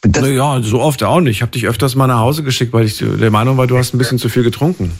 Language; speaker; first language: German; native; German